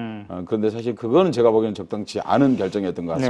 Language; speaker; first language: Korean; native; Korean